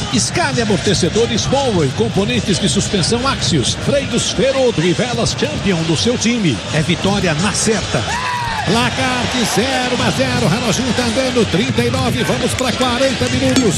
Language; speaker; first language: Portuguese; native; Portuguese